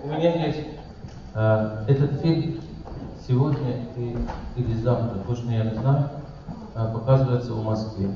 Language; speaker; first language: Russian; non-native, learner; Persian